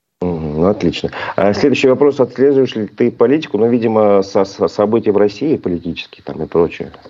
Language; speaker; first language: Russian; native; Russian